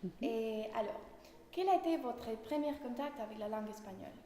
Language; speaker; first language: French; non-native, learner; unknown